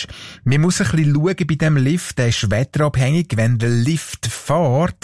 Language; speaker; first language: German; native; German